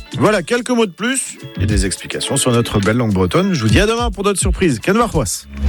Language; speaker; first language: French; native; French